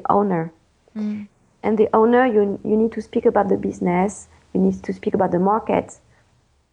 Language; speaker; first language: English; non-native, fluent; French